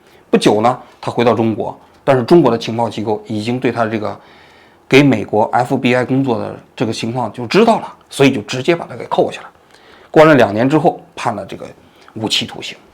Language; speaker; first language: Chinese; native; Chinese